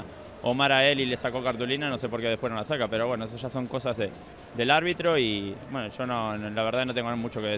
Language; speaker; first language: Spanish; native; Spanish